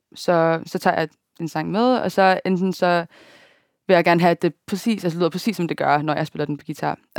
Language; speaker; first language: Danish; early bilingual, other home language; Japanese